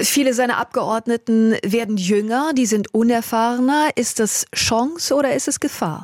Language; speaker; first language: German; native; German